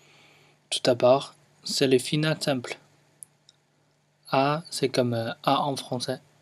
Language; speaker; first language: French; non-native, fluent; Chinese